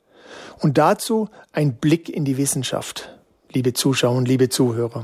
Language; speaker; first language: German; native; German